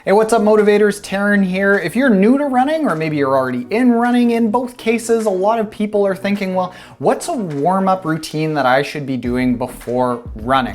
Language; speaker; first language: English; native; English